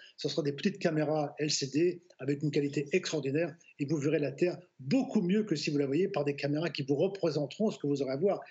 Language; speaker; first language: French; native; French